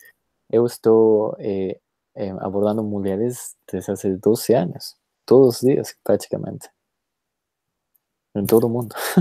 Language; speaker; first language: Portuguese; non-native, fluent; Spanish